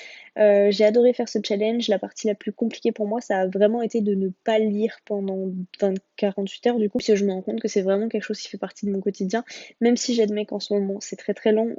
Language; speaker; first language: French; native; French